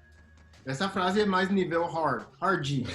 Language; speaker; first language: Portuguese; non-native, fluent; English